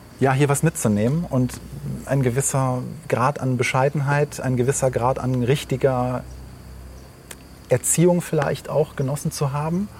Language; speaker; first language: German; early bilingual, other home language; Slovenian